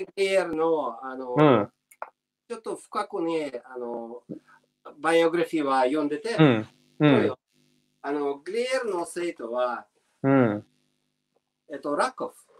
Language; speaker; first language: Japanese; non-native, learner; Russian